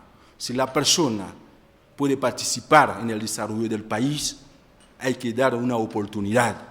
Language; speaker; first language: Spanish; non-native, fluent; Haitian Creole